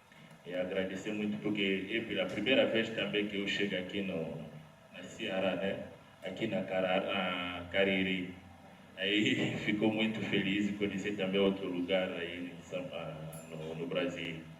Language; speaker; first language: Portuguese; non-native, learner; Lingala